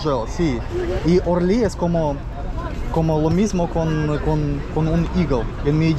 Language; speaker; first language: Spanish; non-native, learner; Russian